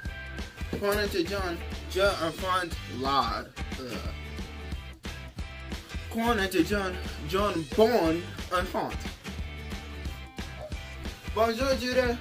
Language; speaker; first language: French; non-native, learner; English